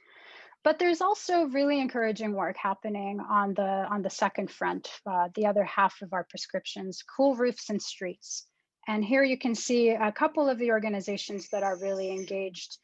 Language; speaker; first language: English; native; English